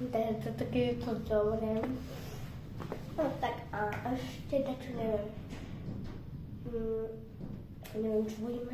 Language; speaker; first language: Slovak; non-native, local second language; Romany